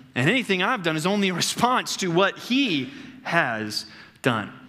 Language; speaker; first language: English; native; English